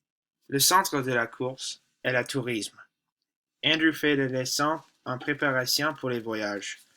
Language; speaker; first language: French; non-native, learner; English